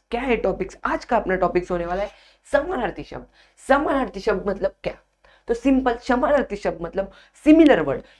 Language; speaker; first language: Hindi; non-native, local second language; Marathi